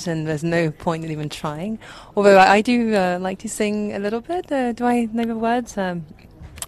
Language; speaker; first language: English; native; English